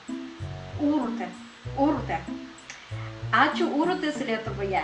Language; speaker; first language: Lithuanian; non-native, learner; Japanese